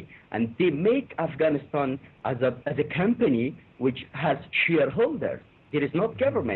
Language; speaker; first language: English; non-native, fluent; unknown